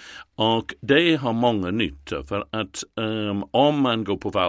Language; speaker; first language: Swedish; non-native, fluent; English